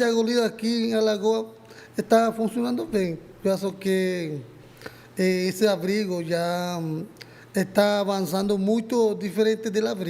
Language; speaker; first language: Portuguese; non-native, learner; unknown